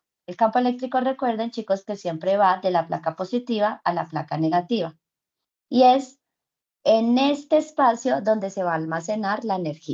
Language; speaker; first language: Spanish; native; Spanish